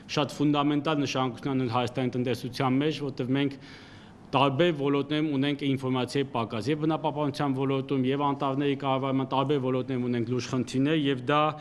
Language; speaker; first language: Armenian; native; Armenian